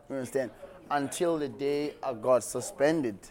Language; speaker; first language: English; non-native, local second language; Xhosa